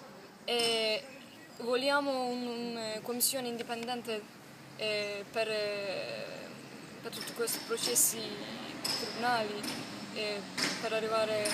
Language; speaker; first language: Italian; non-native, learner; Turkish